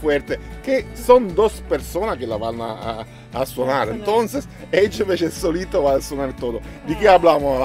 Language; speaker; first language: Spanish; non-native, learner; Italian